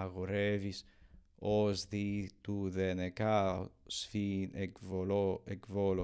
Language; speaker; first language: Greek; non-native, learner; English